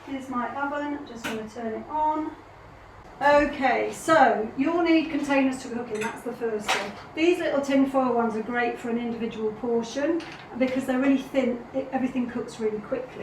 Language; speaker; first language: English; native; English